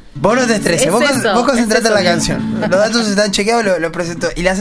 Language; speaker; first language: Spanish; native; Spanish